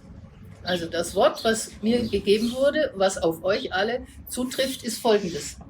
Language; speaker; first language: German; native; German